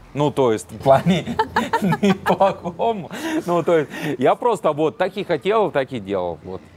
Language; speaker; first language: Russian; non-native, fluent; Italian